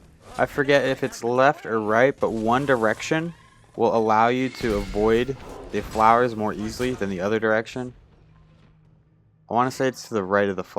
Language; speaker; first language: English; native; English